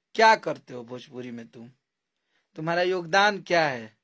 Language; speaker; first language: Hindi; native; Hindi